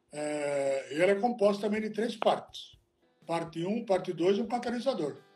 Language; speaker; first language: Portuguese; non-native, fluent; Italian